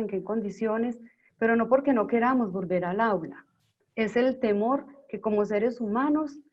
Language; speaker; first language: Spanish; native; Spanish